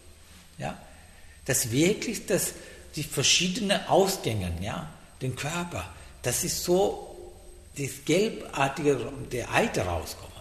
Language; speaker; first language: German; non-native, fluent; Sinhala